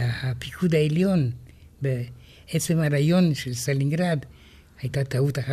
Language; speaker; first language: Hebrew; non-native, fluent; Romanian